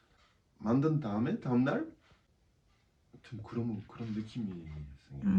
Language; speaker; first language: Korean; non-native, learner; French